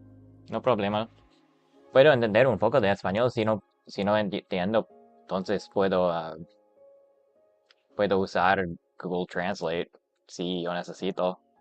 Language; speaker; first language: Spanish; non-native, learner; English